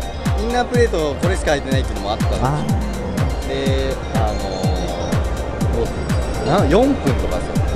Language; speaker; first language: Japanese; native; Japanese